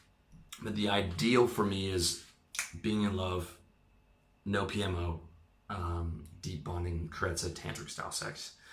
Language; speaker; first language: English; native; English